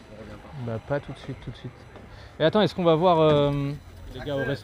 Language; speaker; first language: French; native; French